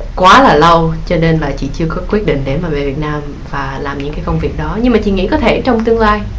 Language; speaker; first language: Vietnamese; early bilingual, heritage; Vietnamese